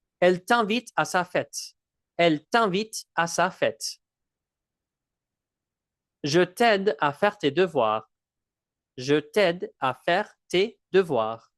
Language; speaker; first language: French; non-native, local second language; English